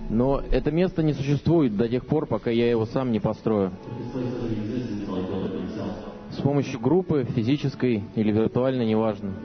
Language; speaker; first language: Russian; native; Russian